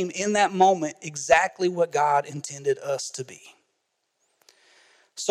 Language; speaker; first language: English; native; English